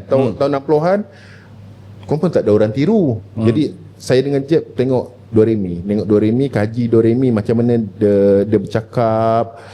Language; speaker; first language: Malay; native; Malay